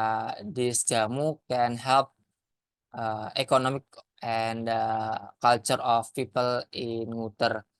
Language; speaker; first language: English; non-native, learner; Indonesian